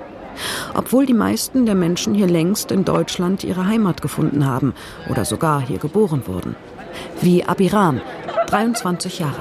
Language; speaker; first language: German; native; German